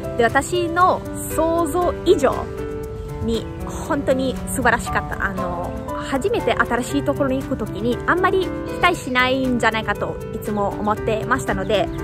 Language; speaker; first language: Japanese; non-native, fluent; Italian